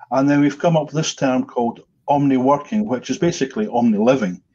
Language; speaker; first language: English; native; English